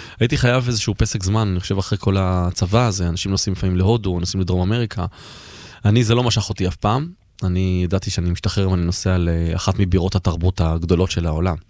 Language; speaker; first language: Hebrew; native; Hebrew